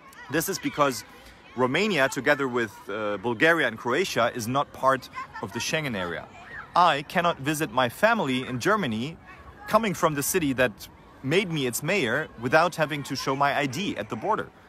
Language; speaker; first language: English; non-native, fluent; German